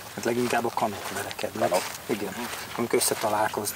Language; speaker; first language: Hungarian; native; Hungarian